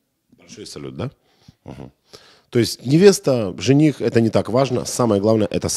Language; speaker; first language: Russian; native; Russian